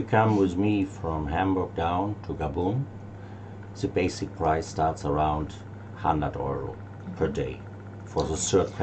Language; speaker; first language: English; non-native, learner; German